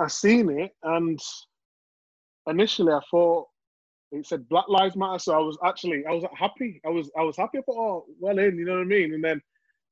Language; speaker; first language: English; native; English